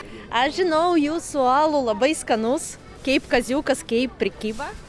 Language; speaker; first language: Lithuanian; non-native, learner; Russian